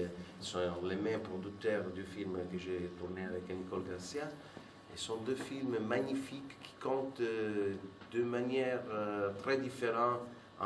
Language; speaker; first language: French; non-native, fluent; Italian